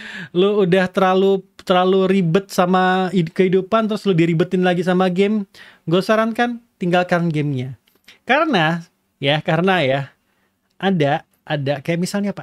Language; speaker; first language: Indonesian; native; Indonesian